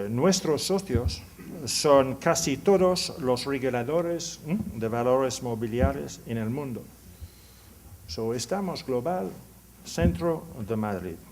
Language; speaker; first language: Spanish; non-native, learner; English